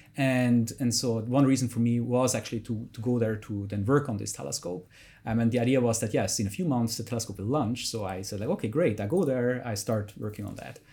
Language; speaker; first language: English; non-native, fluent; German